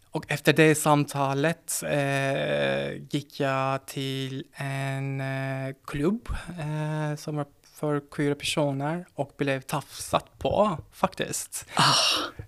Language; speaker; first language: Swedish; non-native, fluent; Turkish